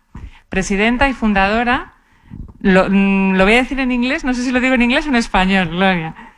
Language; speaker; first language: Spanish; native; Spanish